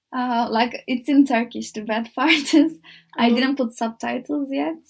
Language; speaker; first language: English; non-native, learner; Turkish